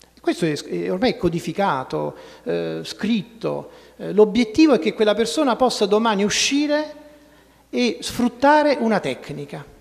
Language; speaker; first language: Italian; native; Italian